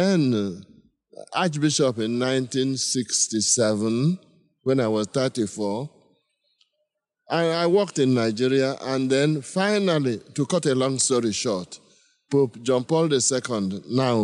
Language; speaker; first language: English; non-native, local second language; Igbo